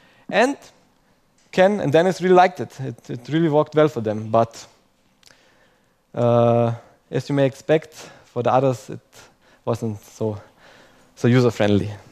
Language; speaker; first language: English; non-native, fluent; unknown